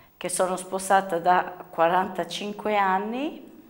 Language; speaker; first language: Italian; native; Italian